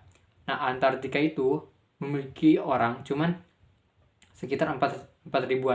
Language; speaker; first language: Indonesian; native; Indonesian